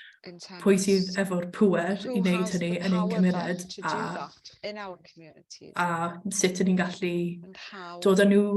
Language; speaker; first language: Welsh; non-native, fluent; English